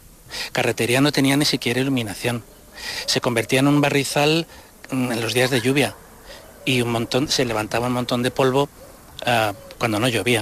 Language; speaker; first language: Spanish; native; Spanish